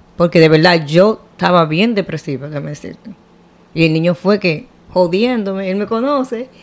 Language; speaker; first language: Spanish; native; Spanish